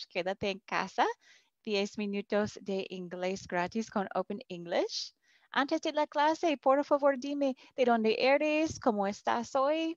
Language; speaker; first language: Spanish; non-native, fluent; English